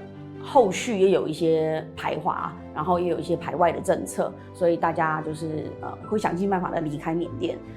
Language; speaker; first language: Chinese; native; Chinese